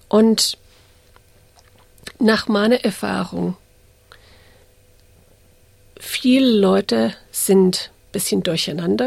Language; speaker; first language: German; early bilingual, heritage; English